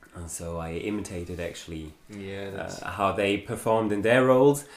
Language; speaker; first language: English; non-native, fluent; German